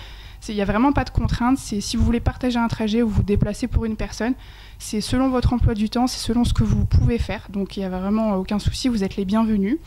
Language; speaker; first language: French; native; French